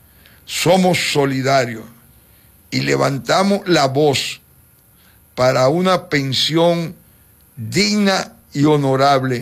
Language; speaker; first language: Spanish; native; Spanish